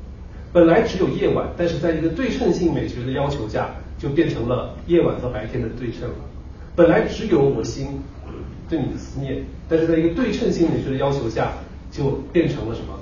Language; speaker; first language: Chinese; native; Chinese